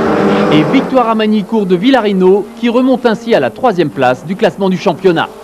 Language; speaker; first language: French; native; French